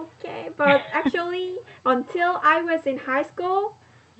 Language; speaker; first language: English; non-native, learner; Korean